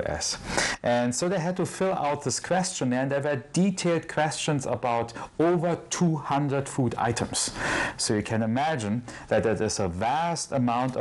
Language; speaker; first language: English; non-native, fluent; German